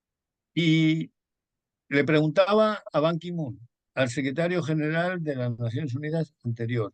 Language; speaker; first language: Spanish; native; Spanish